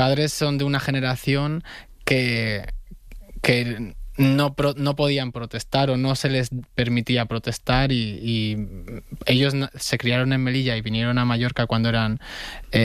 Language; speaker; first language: Spanish; native; Spanish